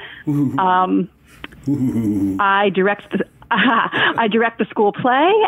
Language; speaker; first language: English; native; English